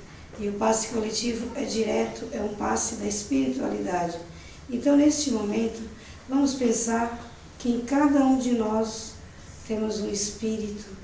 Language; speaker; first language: Portuguese; native; Portuguese